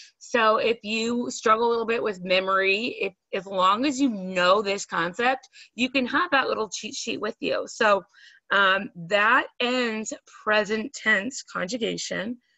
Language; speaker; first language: English; native; English